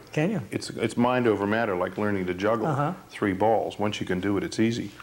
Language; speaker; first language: English; native; English